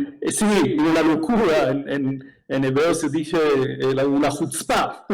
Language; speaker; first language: Spanish; non-native, fluent; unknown